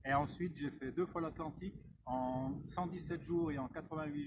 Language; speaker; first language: French; native; French